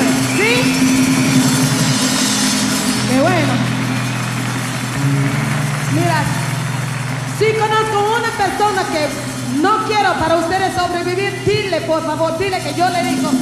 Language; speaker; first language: Spanish; non-native, learner; English